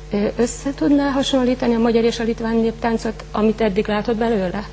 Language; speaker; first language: Hungarian; native; Hungarian